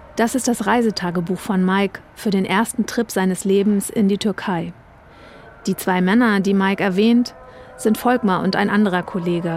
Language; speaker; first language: German; native; German